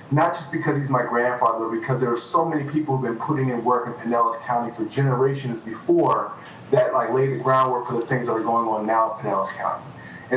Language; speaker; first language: English; native; English